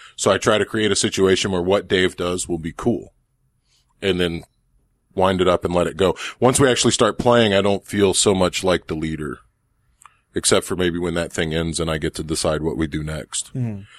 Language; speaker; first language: English; native; English